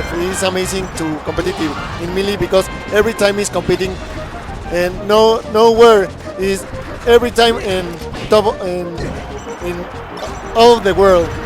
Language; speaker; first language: English; non-native, learner; Spanish